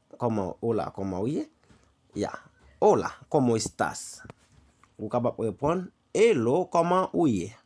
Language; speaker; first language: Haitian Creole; native; Haitian Creole